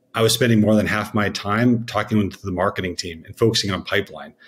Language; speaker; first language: English; native; English